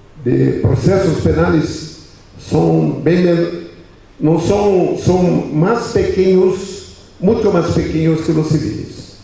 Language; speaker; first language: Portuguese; non-native, learner; Spanish